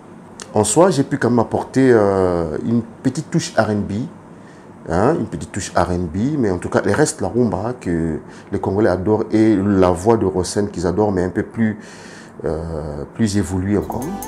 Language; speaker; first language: French; non-native, local second language; Lingala